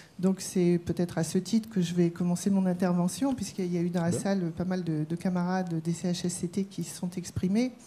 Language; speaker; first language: French; native; French